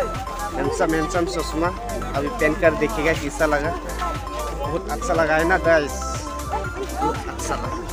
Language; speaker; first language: Hindi; non-native, local second language; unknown